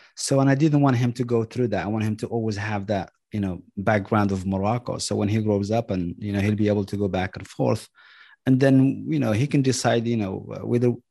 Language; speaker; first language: English; non-native, fluent; Arabic